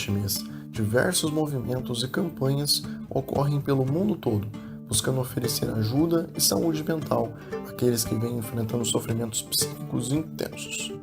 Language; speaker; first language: Portuguese; native; Portuguese